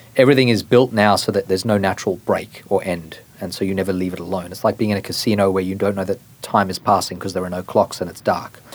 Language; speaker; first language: English; native; English